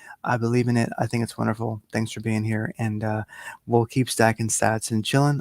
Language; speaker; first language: English; native; English